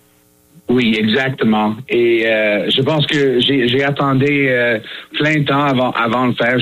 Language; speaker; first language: French; non-native, fluent; English